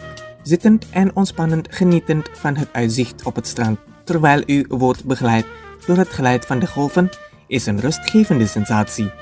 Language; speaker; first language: Dutch; non-native, fluent; Indonesian